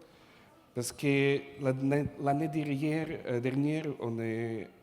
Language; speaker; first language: French; non-native, fluent; Russian